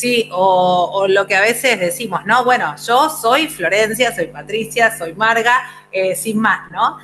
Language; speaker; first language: Spanish; native; Spanish